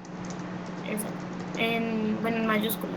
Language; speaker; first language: Spanish; native; Spanish